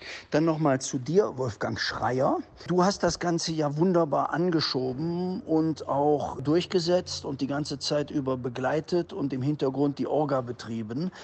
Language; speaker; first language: German; native; German